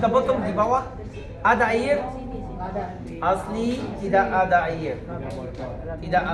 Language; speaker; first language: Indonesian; non-native, learner; Arabic